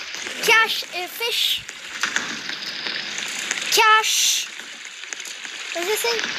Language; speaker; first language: French; native; French